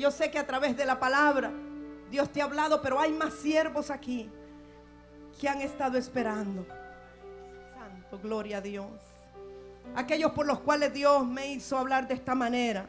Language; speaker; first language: Spanish; native; Spanish